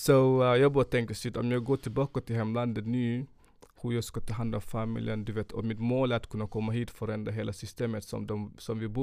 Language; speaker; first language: Swedish; non-native, fluent; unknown